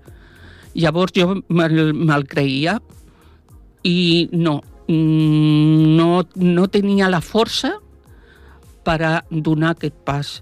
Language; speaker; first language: Catalan; non-native, local second language; Spanish